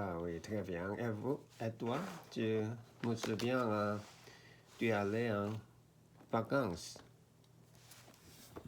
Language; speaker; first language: French; non-native, learner; Korean